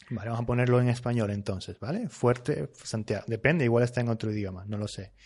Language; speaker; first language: Spanish; native; Spanish